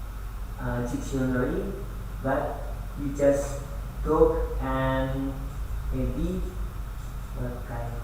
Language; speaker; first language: English; non-native, learner; Indonesian